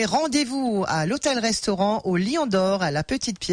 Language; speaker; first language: French; native; French